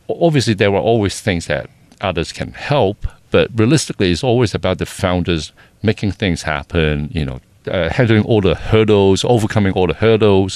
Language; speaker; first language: English; non-native, local second language; Cantonese